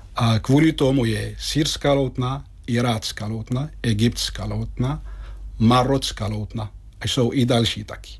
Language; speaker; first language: Czech; non-native, fluent; Arabic